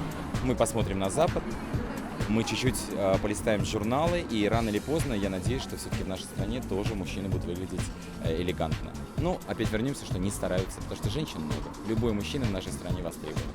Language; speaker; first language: Russian; native; Russian